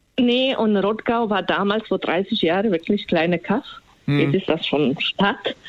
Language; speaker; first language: German; non-native, fluent; Slovak